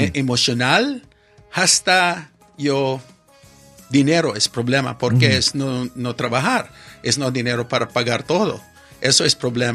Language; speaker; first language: Spanish; non-native, learner; English